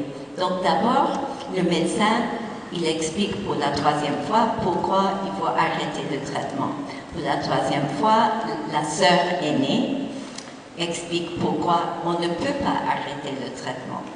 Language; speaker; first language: French; non-native, fluent; English